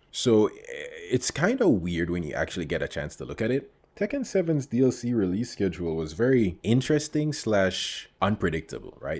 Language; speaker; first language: English; native; English